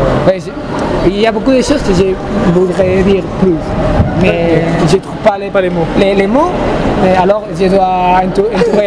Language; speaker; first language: French; non-native, fluent; Spanish